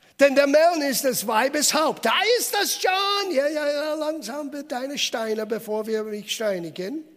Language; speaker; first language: German; non-native, fluent; English